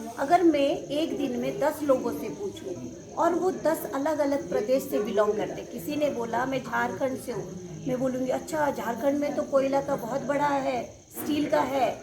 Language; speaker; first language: Hindi; non-native, local second language; Nepali